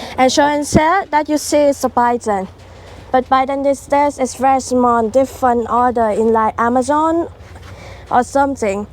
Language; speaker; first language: English; non-native, learner; Vietnamese